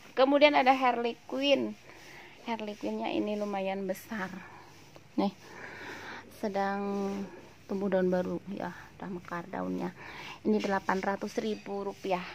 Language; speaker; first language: Indonesian; non-native, local second language; Javanese